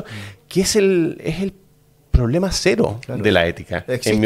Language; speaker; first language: Spanish; native; Spanish